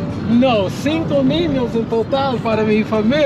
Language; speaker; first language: Spanish; non-native, learner; English